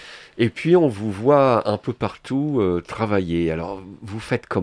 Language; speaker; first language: French; native; French